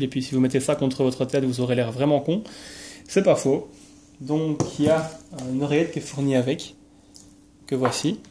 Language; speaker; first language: French; native; French